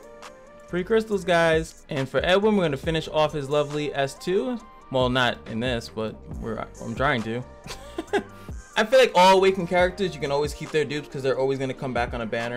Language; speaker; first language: English; native; English